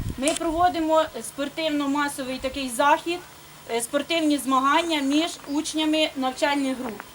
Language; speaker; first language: Ukrainian; native; Ukrainian